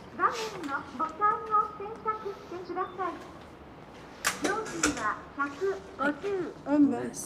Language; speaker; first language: Japanese; native; Japanese